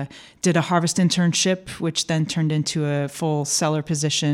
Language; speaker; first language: English; native; English